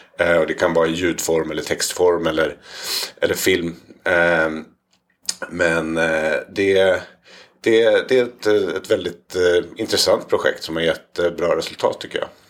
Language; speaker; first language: Swedish; native; Swedish